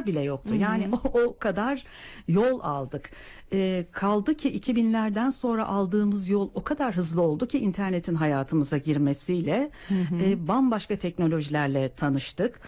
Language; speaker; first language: Turkish; native; Turkish